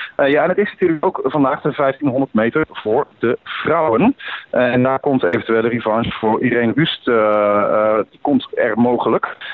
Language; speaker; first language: Dutch; native; Dutch